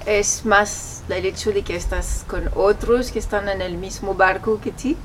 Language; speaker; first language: Spanish; non-native, fluent; French